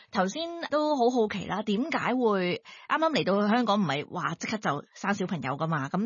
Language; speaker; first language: Cantonese; native; Cantonese